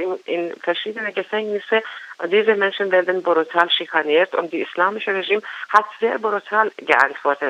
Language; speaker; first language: German; non-native, fluent; Persian